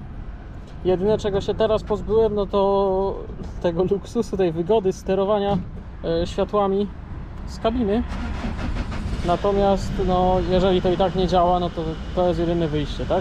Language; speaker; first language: Polish; native; Polish